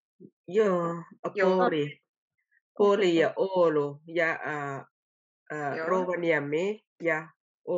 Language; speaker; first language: Finnish; non-native, learner; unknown